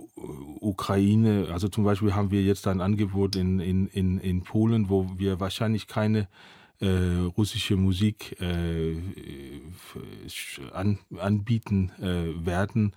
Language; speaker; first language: German; non-native, fluent; Danish